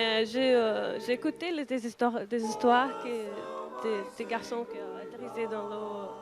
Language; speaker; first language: French; non-native, learner; Portuguese